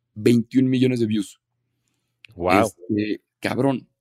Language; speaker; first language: Spanish; native; Spanish